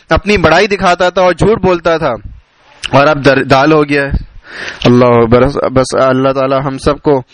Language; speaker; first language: Urdu; native; Urdu